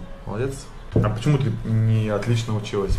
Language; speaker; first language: Russian; native; Russian